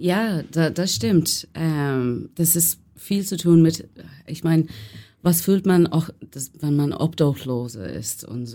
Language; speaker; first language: German; non-native, learner; English